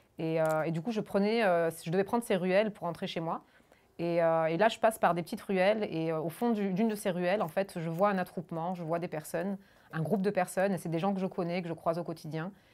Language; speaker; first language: French; early bilingual, other home language; German